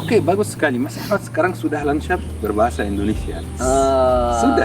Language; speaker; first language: Indonesian; non-native, fluent; Arabic